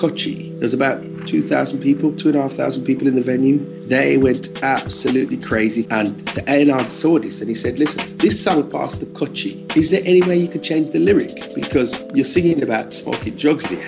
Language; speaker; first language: English; native; English